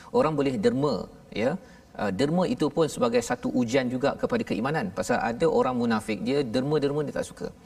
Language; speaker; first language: Malay; native; Malay